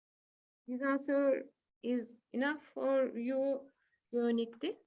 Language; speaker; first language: English; non-native, learner; Turkish